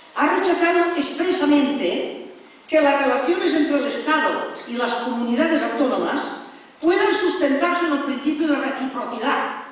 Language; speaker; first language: Spanish; non-native, local second language; Catalan